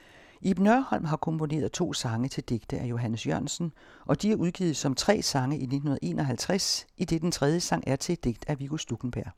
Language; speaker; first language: Danish; native; Danish